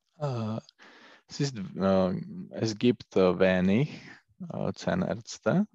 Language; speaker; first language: German; non-native, learner; Czech